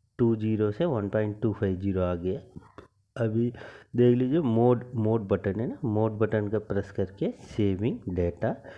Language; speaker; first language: Hindi; non-native, local second language; Tamil